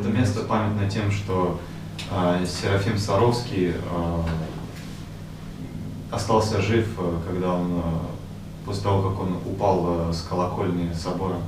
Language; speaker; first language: Russian; native; Russian